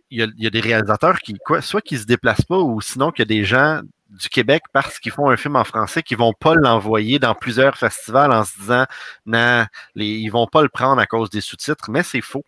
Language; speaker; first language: French; native; French